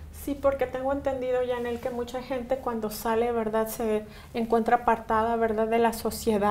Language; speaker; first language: Spanish; native; Spanish